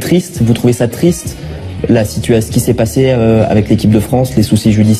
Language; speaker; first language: French; native; French